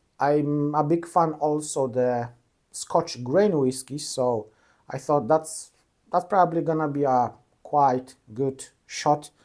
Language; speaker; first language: English; non-native, fluent; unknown